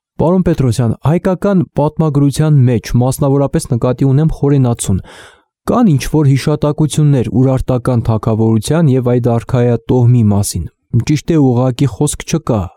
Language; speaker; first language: Armenian; native; Armenian